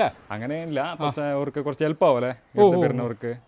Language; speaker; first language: Malayalam; non-native, local second language; Kannada